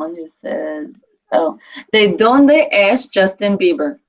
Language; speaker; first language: Spanish; non-native, fluent; English